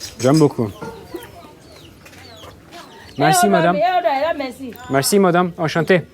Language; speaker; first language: French; non-native, learner; Turkish